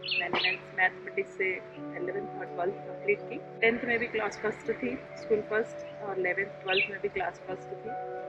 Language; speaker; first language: Hindi; non-native, local second language; Telugu